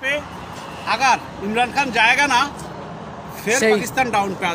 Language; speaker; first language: Hindi; non-native, fluent; Bangla